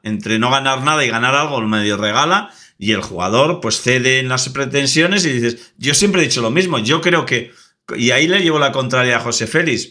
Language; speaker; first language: Spanish; native; Spanish